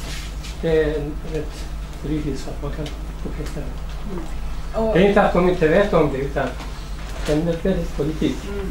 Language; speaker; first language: Swedish; non-native, fluent; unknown